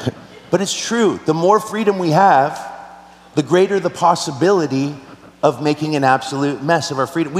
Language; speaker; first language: English; native; English